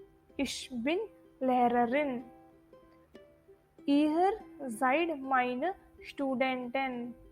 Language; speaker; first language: German; non-native, learner; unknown